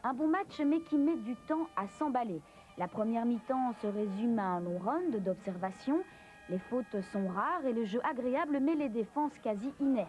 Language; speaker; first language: French; native; French